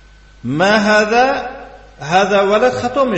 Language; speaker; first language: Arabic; non-native, fluent; Tajik